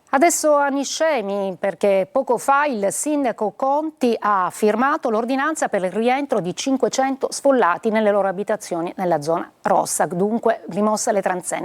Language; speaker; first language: Italian; native; Italian